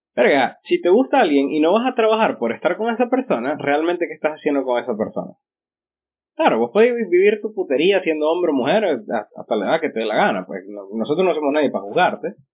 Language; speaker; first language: Spanish; native; Spanish